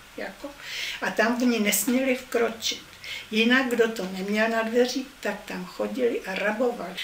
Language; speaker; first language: Czech; native; Czech